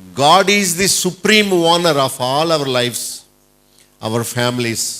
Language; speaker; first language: English; non-native, local second language; Telugu